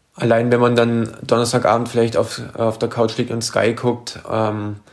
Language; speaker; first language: German; native; German